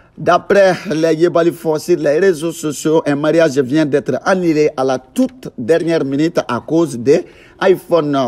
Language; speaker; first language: French; non-native, local second language; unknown